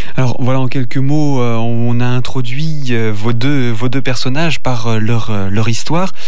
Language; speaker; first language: French; native; French